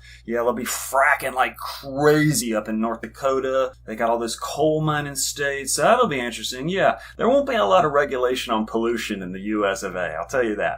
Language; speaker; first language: English; native; English